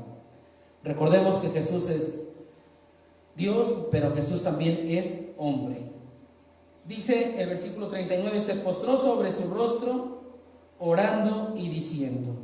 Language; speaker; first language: Spanish; native; Spanish